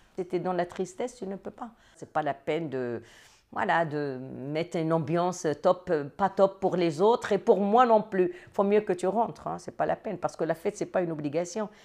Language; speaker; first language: French; non-native, local second language; Arabic